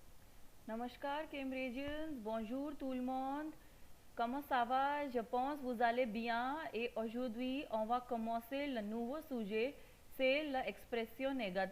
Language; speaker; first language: French; non-native, fluent; Hindi